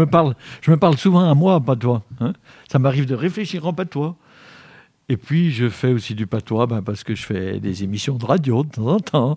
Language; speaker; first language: French; native; French